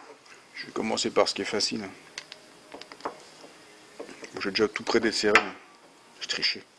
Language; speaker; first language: French; native; French